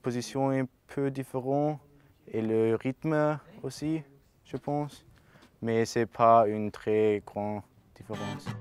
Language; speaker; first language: French; non-native, learner; German